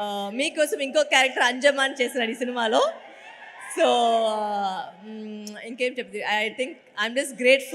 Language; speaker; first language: Telugu; non-native, fluent; Tamil